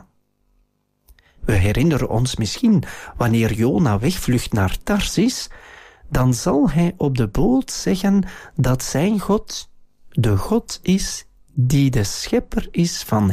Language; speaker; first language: Dutch; native; Dutch